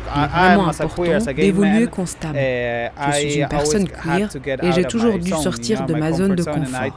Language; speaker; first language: French; non-native, fluent; Spanish